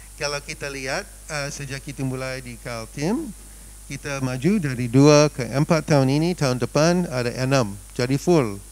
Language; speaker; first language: Indonesian; non-native, fluent; English